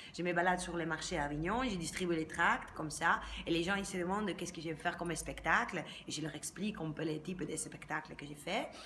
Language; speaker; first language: French; native; French